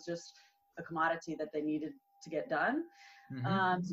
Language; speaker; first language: English; native; English